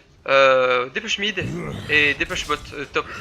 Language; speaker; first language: French; native; French